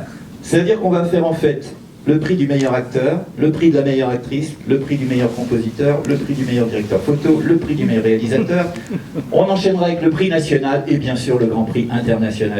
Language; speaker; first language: French; native; French